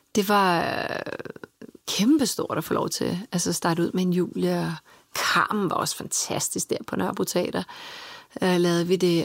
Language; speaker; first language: Danish; early bilingual, other home language; Serbian